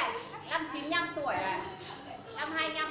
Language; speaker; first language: Vietnamese; native; Vietnamese